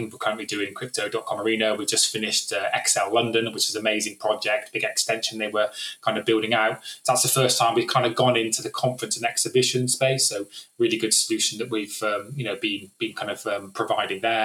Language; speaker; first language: English; native; English